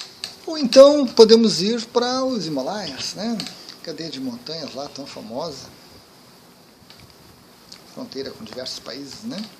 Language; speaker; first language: Portuguese; native; Portuguese